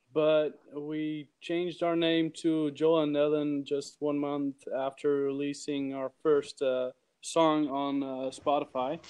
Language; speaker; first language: English; early bilingual, heritage; English